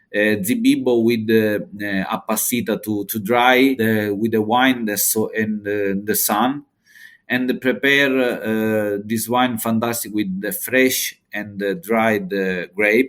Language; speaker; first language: English; non-native, learner; Italian